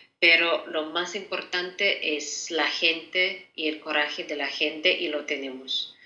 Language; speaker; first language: Spanish; non-native, fluent; Ukrainian